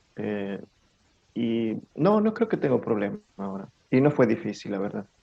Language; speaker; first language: Spanish; native; Spanish